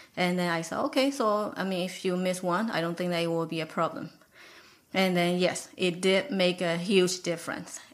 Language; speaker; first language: English; non-native, fluent; Burmese